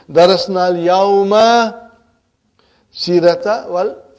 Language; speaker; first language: Arabic; non-native, fluent; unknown